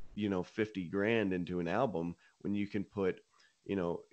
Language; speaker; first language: English; native; English